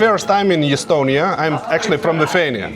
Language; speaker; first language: English; non-native, learner; Lithuanian